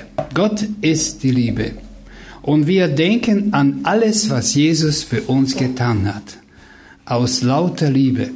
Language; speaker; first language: German; non-native, fluent; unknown